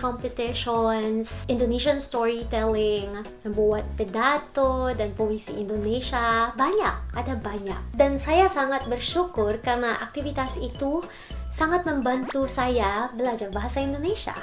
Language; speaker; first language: Indonesian; non-native, learner; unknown